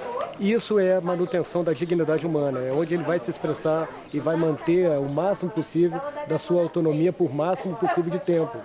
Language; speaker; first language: Portuguese; native; Portuguese